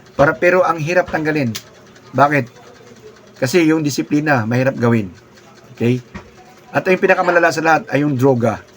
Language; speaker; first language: Filipino; non-native, local second language; Cebuano